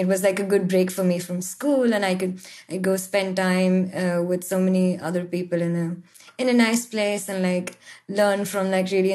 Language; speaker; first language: English; non-native, local second language; Marathi